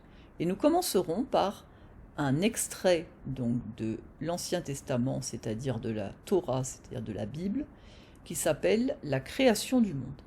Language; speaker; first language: French; native; French